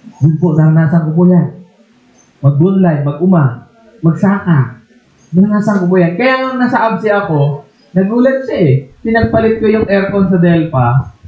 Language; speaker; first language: Filipino; non-native, local second language; Waray